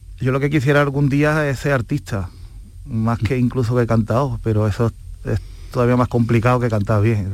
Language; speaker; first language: Spanish; native; Spanish